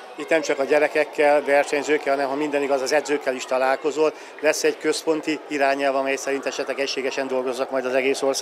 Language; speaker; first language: Hungarian; native; Hungarian